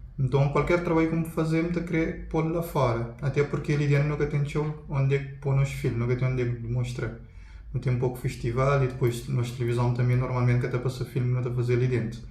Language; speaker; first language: Portuguese; non-native, local second language; Kabuverdianu